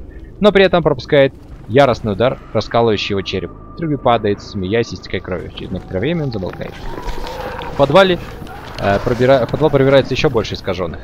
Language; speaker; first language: Russian; native; Russian